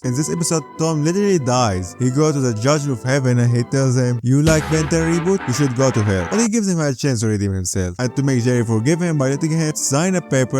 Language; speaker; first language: English; non-native, fluent; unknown